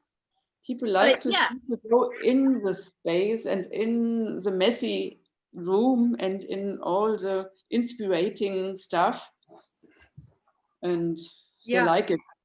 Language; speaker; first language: English; non-native, fluent; German